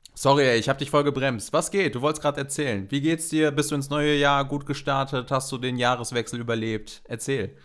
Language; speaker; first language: German; native; German